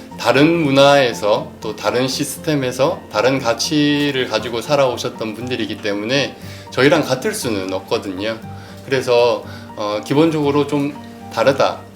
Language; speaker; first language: Korean; native; Korean